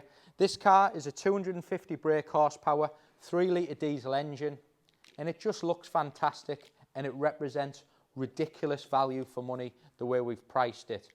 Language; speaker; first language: English; native; English